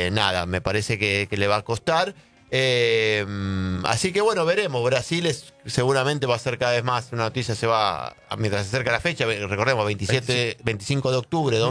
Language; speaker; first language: Spanish; native; Spanish